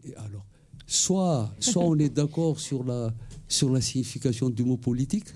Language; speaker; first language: French; non-native, local second language; Malagasy